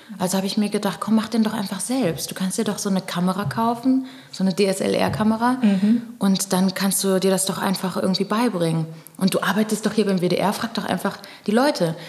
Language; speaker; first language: German; early bilingual, other home language; Portuguese